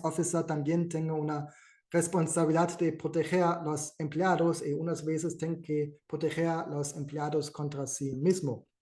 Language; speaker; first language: Spanish; non-native, fluent; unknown